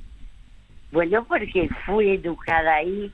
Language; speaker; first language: Spanish; early bilingual, other home language; French